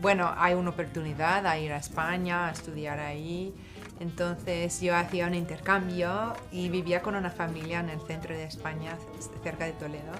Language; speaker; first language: Spanish; non-native, fluent; English